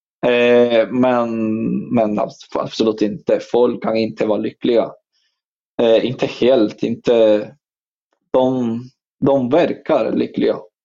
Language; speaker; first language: Swedish; non-native, fluent; Spanish